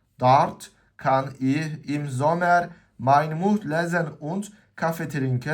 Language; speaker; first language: German; non-native, learner; Turkish